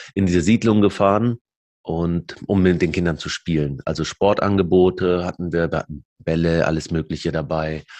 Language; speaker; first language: German; early bilingual, other home language; Arabic